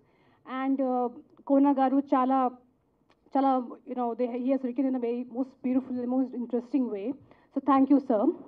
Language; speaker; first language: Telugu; non-native, local second language; Hindi